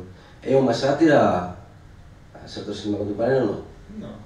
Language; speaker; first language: Portuguese; non-native, fluent; Spanish